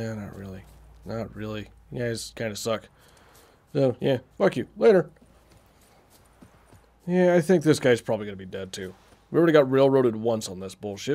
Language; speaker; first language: English; native; English